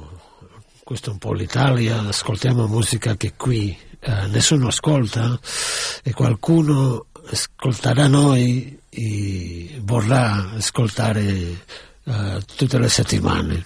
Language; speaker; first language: Italian; non-native, fluent; Catalan